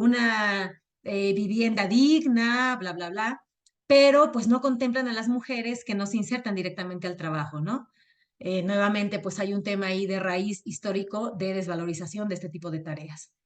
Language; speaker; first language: Spanish; native; Spanish